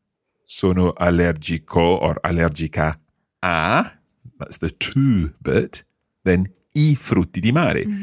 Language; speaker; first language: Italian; non-native, fluent; English